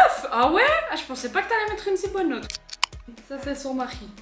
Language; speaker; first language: French; native; French